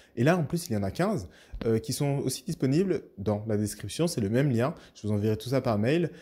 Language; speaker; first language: French; native; French